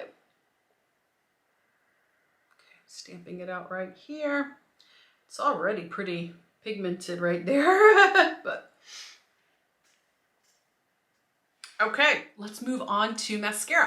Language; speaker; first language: English; native; English